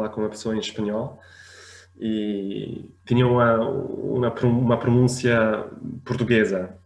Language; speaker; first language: Portuguese; non-native, fluent; Arabic